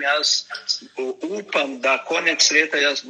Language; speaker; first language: Slovenian; non-native, learner; Portuguese